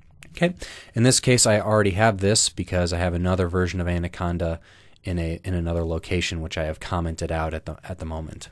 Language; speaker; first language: English; native; English